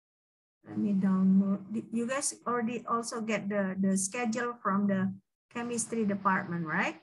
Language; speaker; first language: English; non-native, fluent; Indonesian